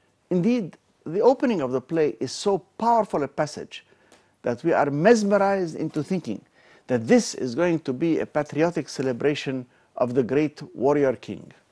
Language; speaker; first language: English; non-native, fluent; Arabic